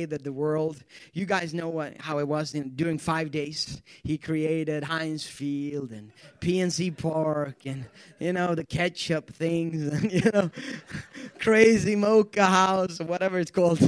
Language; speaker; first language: English; non-native, fluent; Swedish